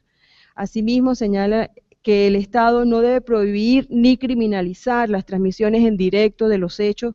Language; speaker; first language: Spanish; native; Spanish